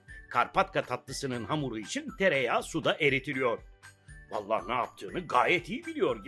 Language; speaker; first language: Turkish; native; Turkish